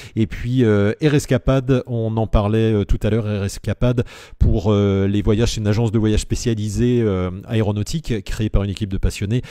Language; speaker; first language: French; native; French